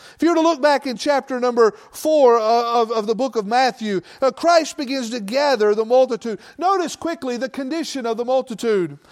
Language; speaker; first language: English; native; English